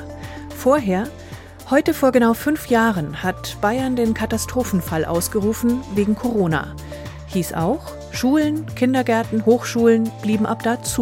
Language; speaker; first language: German; native; German